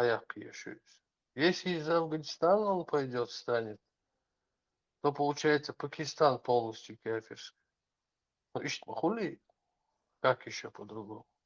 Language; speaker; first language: Russian; non-native, local second language; Chechen